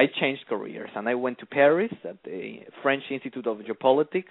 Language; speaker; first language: English; non-native, fluent; Spanish